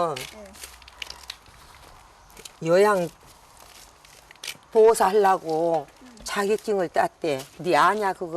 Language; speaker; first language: Korean; native; Korean